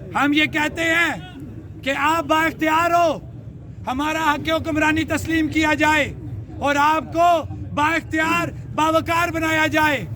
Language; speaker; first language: Urdu; non-native, local second language; Punjabi